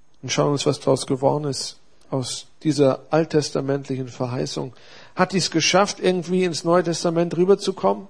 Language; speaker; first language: German; native; German